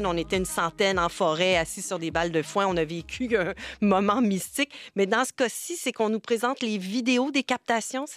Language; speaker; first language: French; native; French